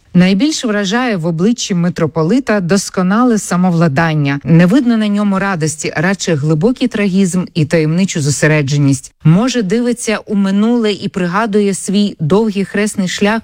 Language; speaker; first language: Ukrainian; native; Ukrainian